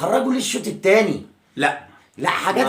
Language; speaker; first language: Arabic; native; Arabic